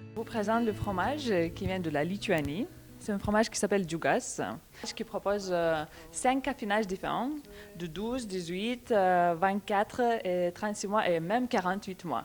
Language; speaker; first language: French; non-native, fluent; Lithuanian